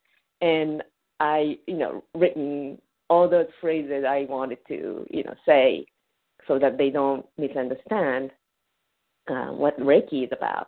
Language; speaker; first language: English; non-native, fluent; Japanese